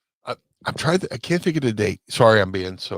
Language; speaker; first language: English; native; English